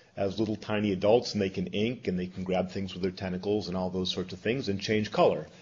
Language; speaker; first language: English; native; English